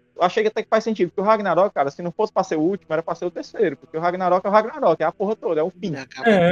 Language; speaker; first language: Portuguese; native; Portuguese